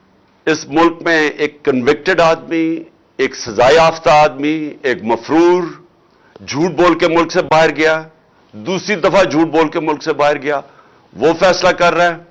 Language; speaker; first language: Urdu; native; Urdu